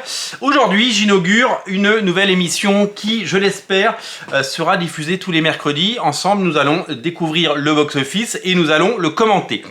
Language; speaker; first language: French; native; French